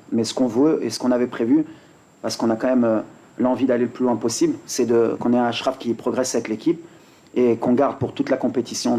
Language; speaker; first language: French; native; French